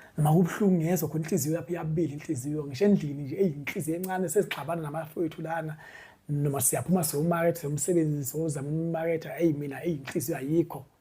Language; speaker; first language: Zulu; native; Zulu